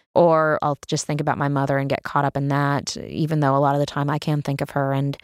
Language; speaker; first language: English; native; English